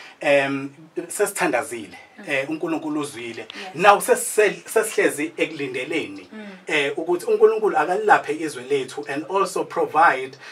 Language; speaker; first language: Zulu; native; Zulu